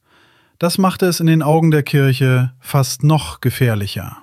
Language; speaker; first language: German; native; German